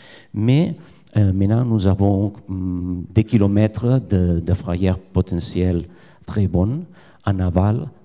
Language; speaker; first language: French; non-native, learner; Catalan